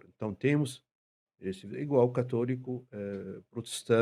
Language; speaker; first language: Portuguese; non-native, fluent; Arabic